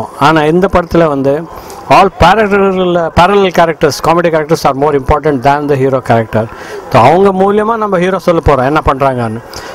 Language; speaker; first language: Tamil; non-native, local second language; Kannada